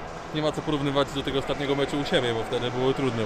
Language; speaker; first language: Polish; native; Polish